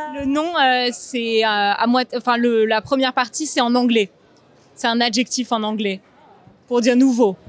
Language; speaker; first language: French; native; French